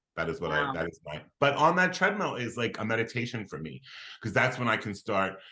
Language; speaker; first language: English; native; English